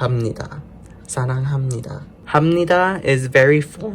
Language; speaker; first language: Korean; non-native, learner; English